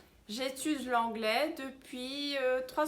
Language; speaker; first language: French; early bilingual, heritage; Portuguese